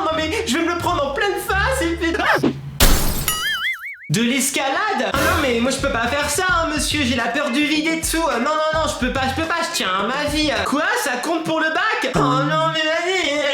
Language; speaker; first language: French; native; French